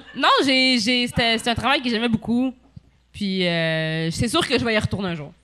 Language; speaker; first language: French; native; French